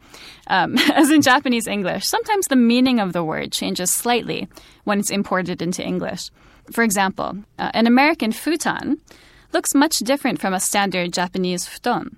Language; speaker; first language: English; native; English